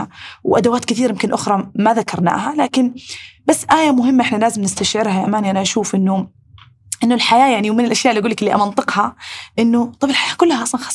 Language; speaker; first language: Arabic; native; Arabic